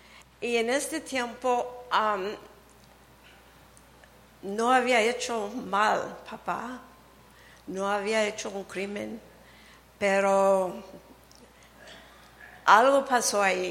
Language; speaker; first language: Spanish; early bilingual, heritage; Spanish